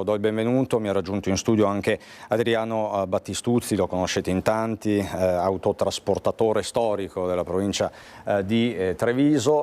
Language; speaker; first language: Italian; native; Italian